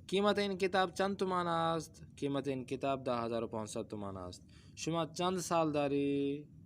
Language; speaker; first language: Persian; non-native, fluent; Urdu